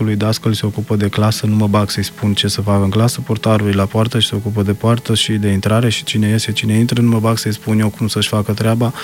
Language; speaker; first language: Romanian; early bilingual, heritage; Romanian